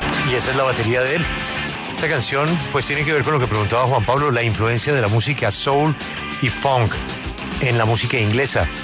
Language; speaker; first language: Spanish; native; Spanish